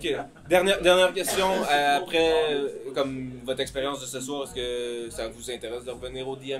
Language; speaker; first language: French; native; French